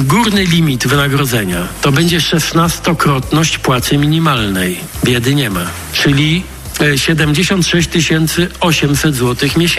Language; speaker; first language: Polish; native; Polish